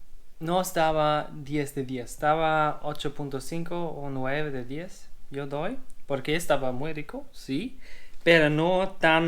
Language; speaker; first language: Spanish; non-native, learner; German